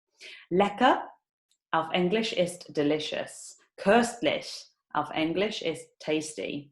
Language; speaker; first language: German; non-native, fluent; English